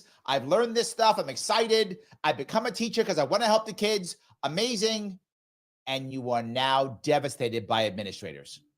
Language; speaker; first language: English; native; English